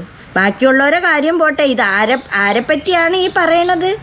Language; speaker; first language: Malayalam; native; Malayalam